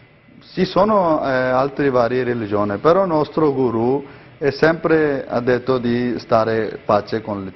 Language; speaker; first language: Italian; non-native, learner; Punjabi